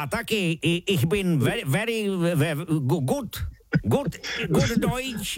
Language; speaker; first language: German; non-native, learner; Czech